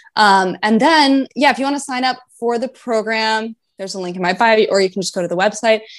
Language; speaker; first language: English; native; English